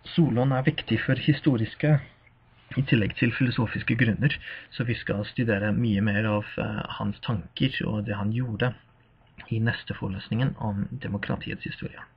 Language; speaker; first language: Norwegian; non-native, fluent; English